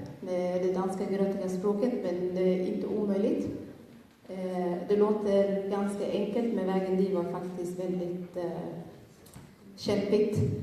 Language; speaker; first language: Swedish; early bilingual, other home language; Somali